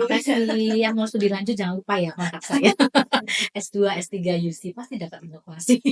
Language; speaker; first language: Indonesian; native; Indonesian